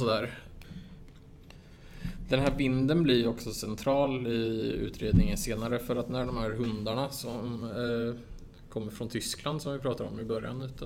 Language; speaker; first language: Swedish; native; Swedish